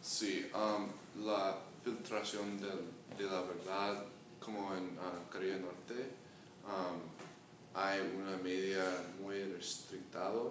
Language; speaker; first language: Spanish; non-native, learner; English